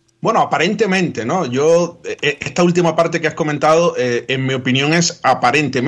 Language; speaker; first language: Spanish; native; Spanish